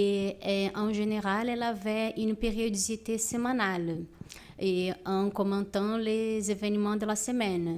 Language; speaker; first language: French; non-native, fluent; Portuguese